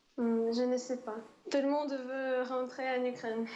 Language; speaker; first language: French; non-native, fluent; Ukrainian